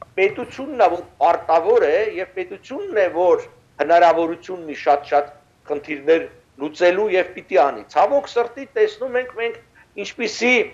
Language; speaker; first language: Armenian; native; Armenian